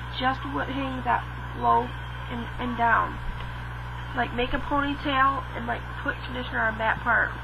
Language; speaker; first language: English; native; English